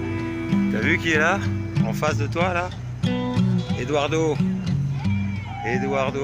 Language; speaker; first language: French; native; French